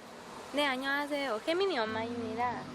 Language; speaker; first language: Korean; non-native, learner; Spanish